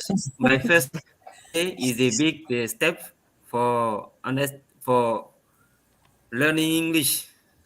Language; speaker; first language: English; non-native, learner; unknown